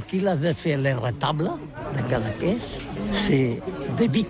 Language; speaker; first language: French; non-native, learner; Catalan